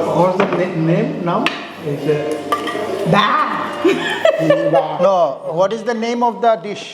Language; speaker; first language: English; non-native, learner; Bangla